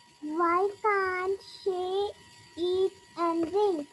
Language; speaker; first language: English; non-native, learner; Sinhala